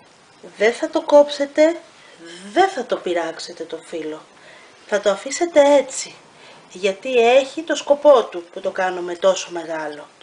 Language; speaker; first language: Greek; native; Greek